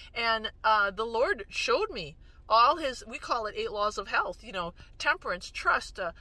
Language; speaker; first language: English; native; English